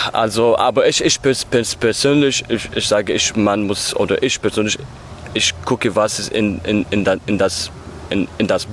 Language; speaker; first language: German; non-native, learner; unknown